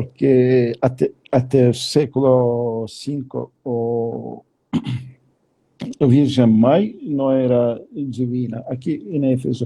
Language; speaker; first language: Portuguese; non-native, fluent; Turkish